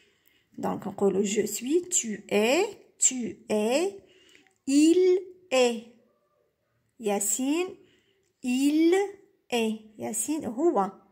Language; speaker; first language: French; non-native, local second language; Arabic